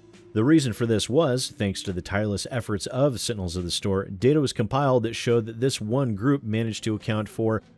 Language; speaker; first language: English; native; English